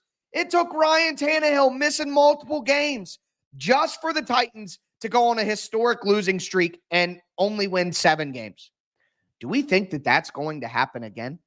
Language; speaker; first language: English; native; English